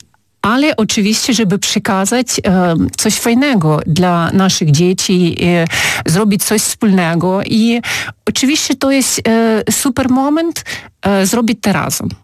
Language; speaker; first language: Polish; non-native, fluent; Ukrainian